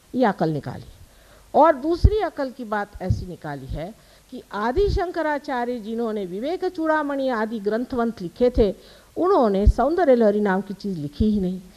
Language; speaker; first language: Hindi; non-native, local second language; Marathi